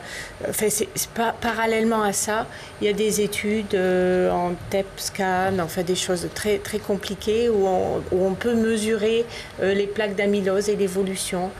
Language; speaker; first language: French; native; French